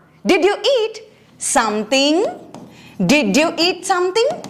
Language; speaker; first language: English; non-native, local second language; Telugu